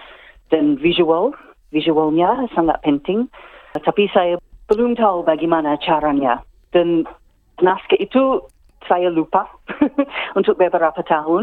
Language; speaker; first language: Indonesian; non-native, fluent; English